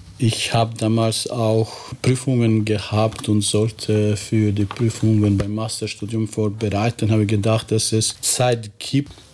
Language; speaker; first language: German; non-native, fluent; Albanian